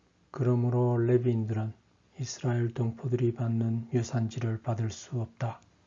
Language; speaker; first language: Korean; native; Korean